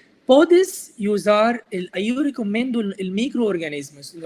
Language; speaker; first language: Portuguese; non-native, learner; Arabic